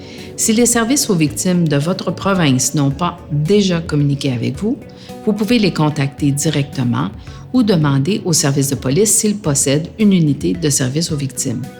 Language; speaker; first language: French; native; French